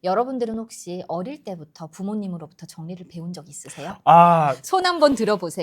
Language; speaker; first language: Korean; native; Korean